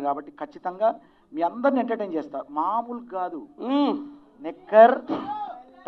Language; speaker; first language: Telugu; native; Telugu